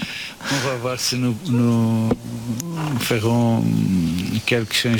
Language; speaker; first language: French; non-native, fluent; Portuguese